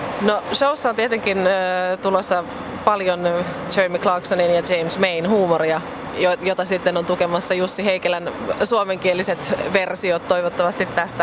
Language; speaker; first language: Finnish; native; Finnish